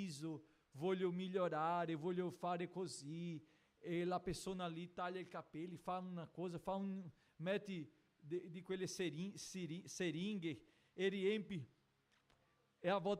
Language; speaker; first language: Italian; non-native, fluent; Portuguese